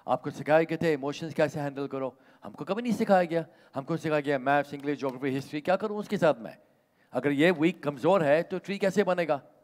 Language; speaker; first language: Hindi; native; Hindi